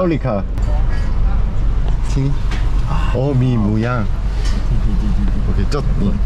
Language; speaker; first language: Thai; non-native, learner; Korean